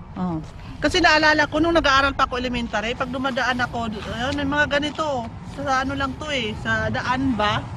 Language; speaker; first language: Filipino; native; Filipino